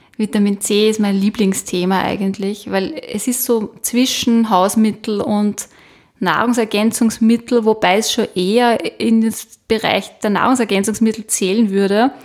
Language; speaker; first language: German; native; German